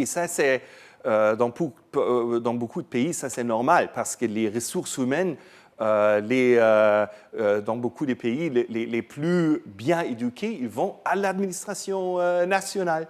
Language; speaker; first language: French; non-native, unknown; German